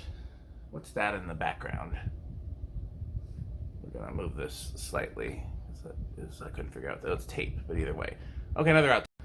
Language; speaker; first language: English; native; English